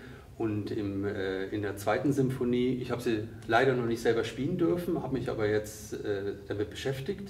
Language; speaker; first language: German; native; German